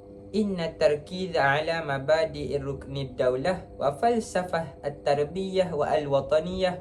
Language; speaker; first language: Arabic; non-native, learner; Malay